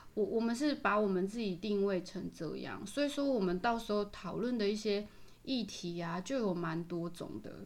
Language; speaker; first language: Chinese; native; Chinese